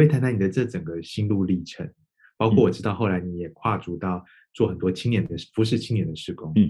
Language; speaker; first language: Chinese; native; Chinese